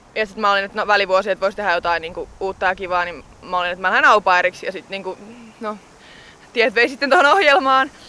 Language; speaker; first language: Finnish; native; Finnish